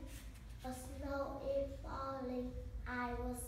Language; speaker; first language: English; non-native, learner; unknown